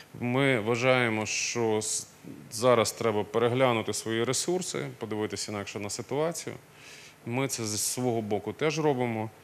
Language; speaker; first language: Ukrainian; non-native, local second language; Russian